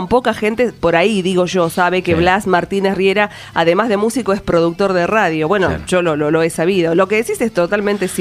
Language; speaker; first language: Spanish; native; Spanish